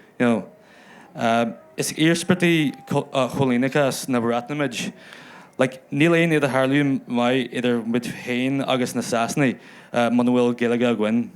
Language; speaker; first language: Irish; non-native, local second language; English